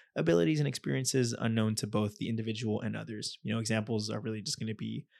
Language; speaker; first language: English; native; English